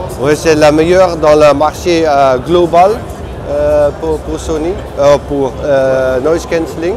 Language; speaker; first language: French; non-native, learner; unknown